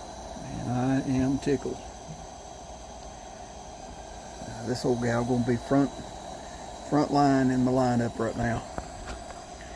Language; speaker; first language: English; native; English